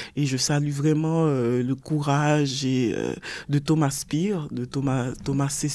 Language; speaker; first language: French; native; French